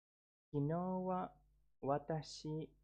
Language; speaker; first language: Japanese; non-native, learner; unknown